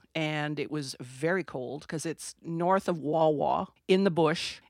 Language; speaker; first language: English; non-native, fluent; French